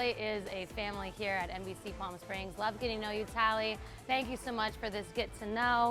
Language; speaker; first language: English; native; English